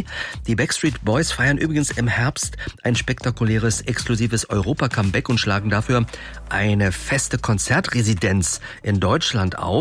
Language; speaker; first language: German; native; German